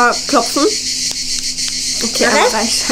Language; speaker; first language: German; native; German